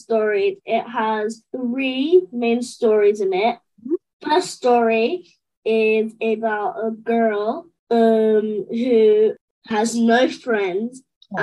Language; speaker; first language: English; native; English